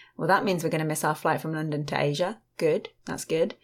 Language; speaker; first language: English; native; English